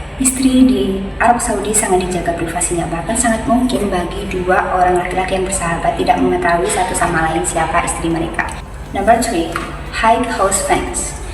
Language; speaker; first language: Indonesian; native; Indonesian